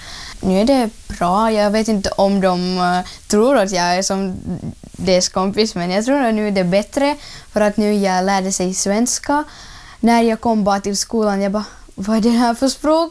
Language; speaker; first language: Swedish; early bilingual, other home language; Ukrainian